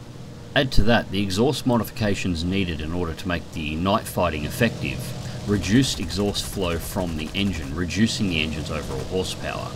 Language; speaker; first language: English; native; English